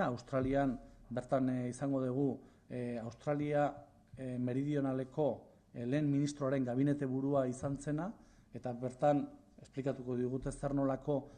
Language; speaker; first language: Basque; native; Basque